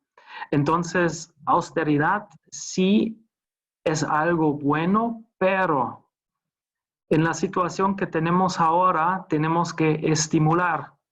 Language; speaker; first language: Spanish; non-native, fluent; German